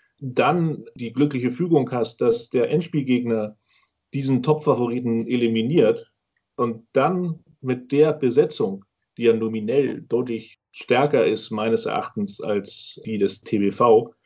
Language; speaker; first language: German; native; German